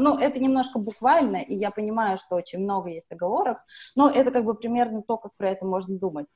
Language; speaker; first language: Russian; native; Russian